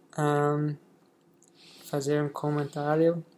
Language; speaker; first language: Portuguese; non-native, learner; English